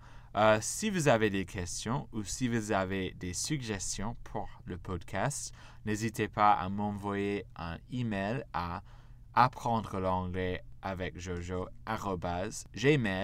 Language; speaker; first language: French; non-native, fluent; English